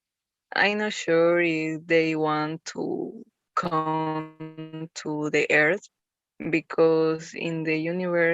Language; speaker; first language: English; non-native, learner; Spanish